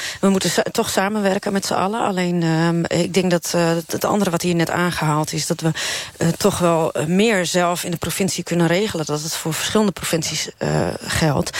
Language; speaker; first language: Dutch; non-native, local second language; Western Frisian